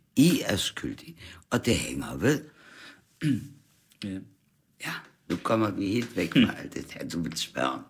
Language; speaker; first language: Danish; non-native, fluent; German